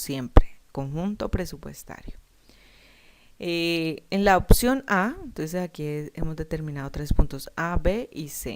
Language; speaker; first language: Spanish; native; Spanish